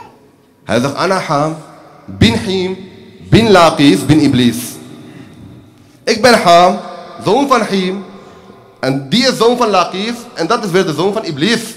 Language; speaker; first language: Dutch; early bilingual, other home language; Urdu